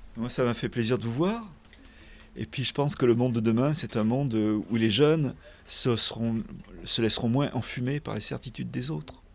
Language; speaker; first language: French; native; French